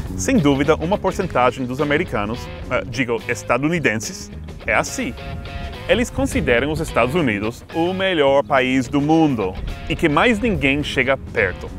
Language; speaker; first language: Portuguese; non-native, fluent; English